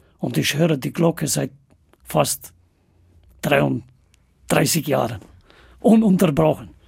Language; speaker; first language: German; non-native, fluent; Albanian